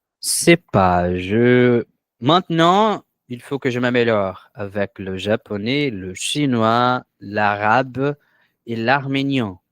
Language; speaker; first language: French; non-native, learner; Portuguese